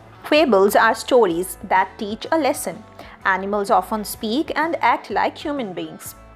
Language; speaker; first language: English; non-native, local second language; Hindi